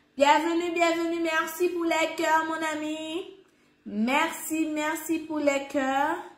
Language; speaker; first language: French; non-native, local second language; Haitian Creole